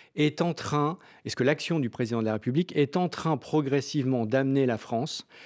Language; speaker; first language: French; native; French